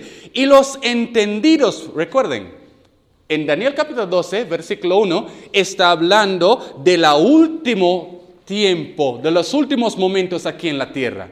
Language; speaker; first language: Spanish; non-native, learner; English